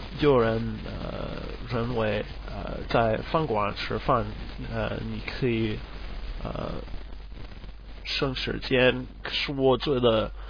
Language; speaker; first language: Chinese; non-native, learner; English